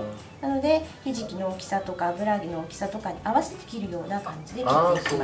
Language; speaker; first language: Japanese; native; Japanese